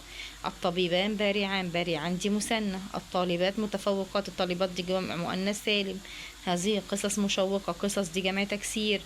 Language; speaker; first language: Arabic; native; Arabic